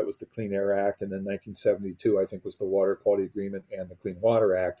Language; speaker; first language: English; native; English